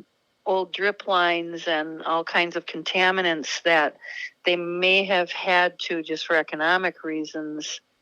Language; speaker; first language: English; native; English